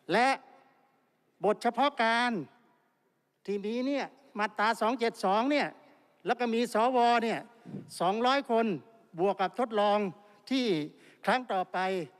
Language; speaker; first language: Thai; native; Thai